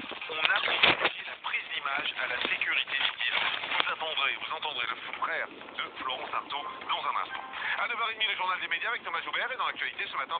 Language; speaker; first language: French; native; French